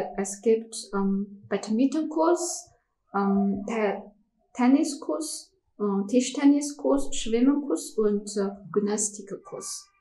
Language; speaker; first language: German; non-native, learner; Chinese